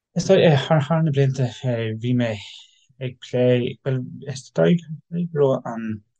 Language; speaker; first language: Irish; non-native, local second language; English